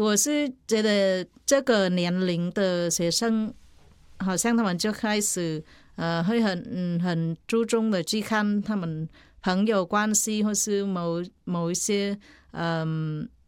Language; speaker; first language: Chinese; non-native, fluent; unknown